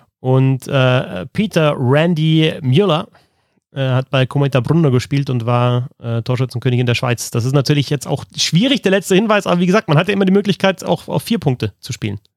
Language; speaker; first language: German; native; German